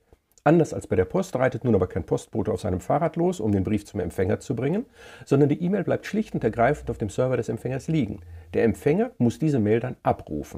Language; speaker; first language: German; native; German